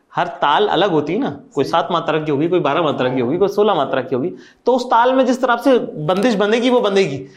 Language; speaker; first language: Hindi; native; Hindi